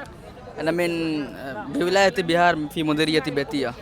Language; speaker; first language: Arabic; non-native, fluent; Urdu